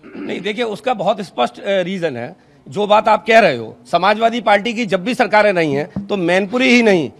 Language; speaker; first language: Hindi; native; Hindi